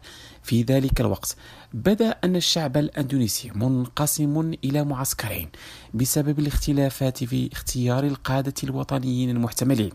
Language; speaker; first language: Arabic; non-native, fluent; Indonesian